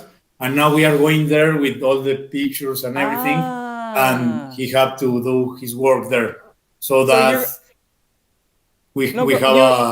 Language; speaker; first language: English; non-native, fluent; Spanish